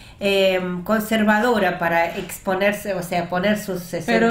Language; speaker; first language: Spanish; early bilingual, heritage; Russian